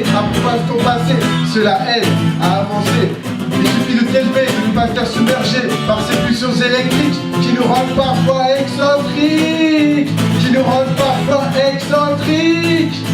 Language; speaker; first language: French; native; French